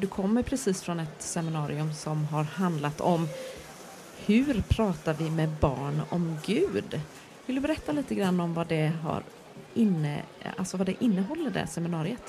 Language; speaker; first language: Swedish; native; Swedish